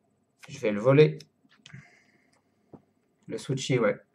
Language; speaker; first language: French; native; French